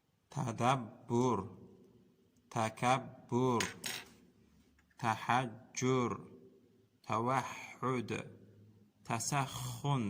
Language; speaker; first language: Arabic; non-native, learner; Uzbek